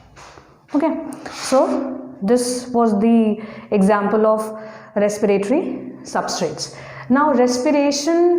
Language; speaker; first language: English; non-native, local second language; Hindi